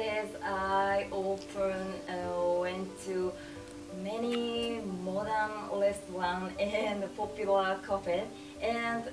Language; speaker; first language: English; non-native, learner; Japanese